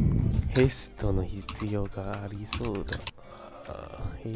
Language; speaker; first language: Japanese; non-native, learner; Chinese